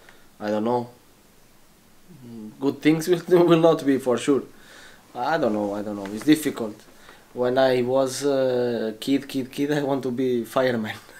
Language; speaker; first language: English; non-native, learner; Spanish